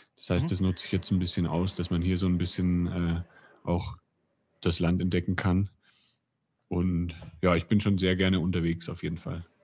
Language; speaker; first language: German; native; German